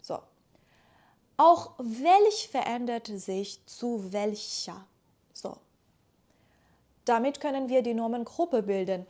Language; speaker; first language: German; native; German